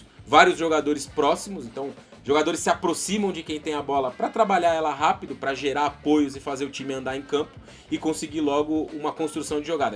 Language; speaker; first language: Portuguese; native; Portuguese